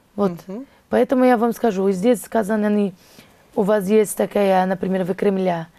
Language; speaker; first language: Russian; non-native, fluent; Portuguese